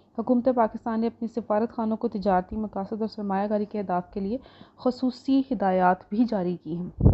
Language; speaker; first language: Urdu; non-native, local second language; Punjabi